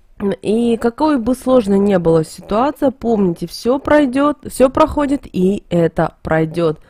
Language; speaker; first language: Russian; native; Russian